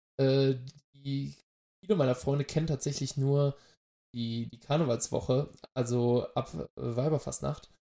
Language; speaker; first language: German; native; German